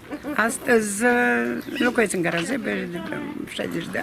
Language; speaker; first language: Romanian; non-native, local second language; Ukrainian